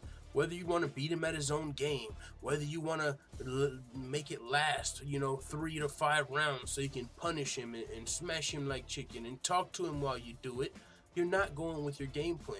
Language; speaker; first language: English; native; English